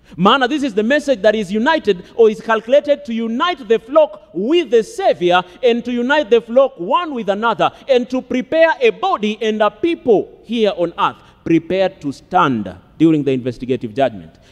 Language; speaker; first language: English; non-native, local second language; Swahili